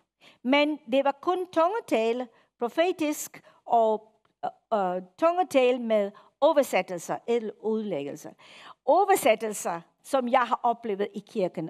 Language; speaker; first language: Danish; non-native, fluent; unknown